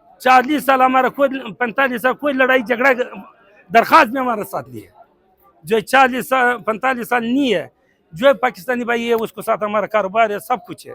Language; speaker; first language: Hindi; non-native, learner; Pashto